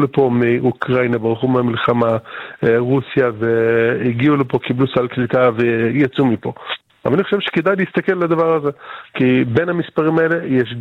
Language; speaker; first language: Hebrew; early bilingual, other home language; English